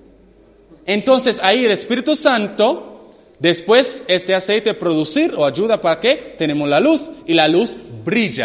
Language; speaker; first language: Spanish; non-native, fluent; English